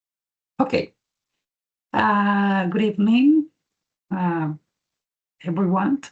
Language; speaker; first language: English; non-native, learner; Spanish